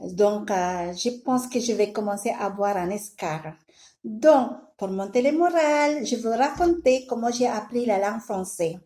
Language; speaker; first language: French; non-native, learner; Filipino